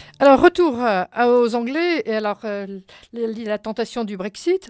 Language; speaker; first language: French; native; French